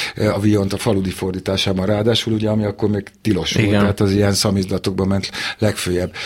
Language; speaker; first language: Hungarian; native; Hungarian